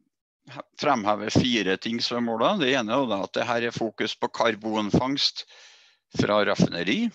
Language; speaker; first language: Norwegian; native; Norwegian